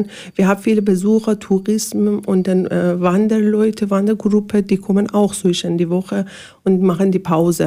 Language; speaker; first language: German; non-native, learner; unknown